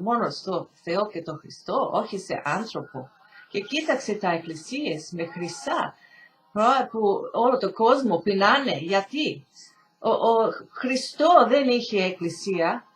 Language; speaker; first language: Greek; early bilingual, heritage; Greek